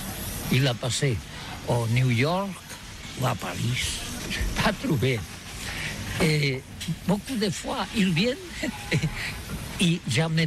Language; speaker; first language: French; non-native, learner; Catalan